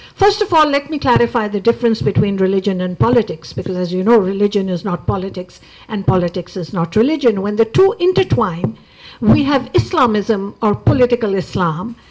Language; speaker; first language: English; non-native, local second language; Urdu